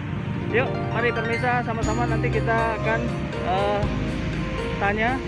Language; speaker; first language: Indonesian; native; Indonesian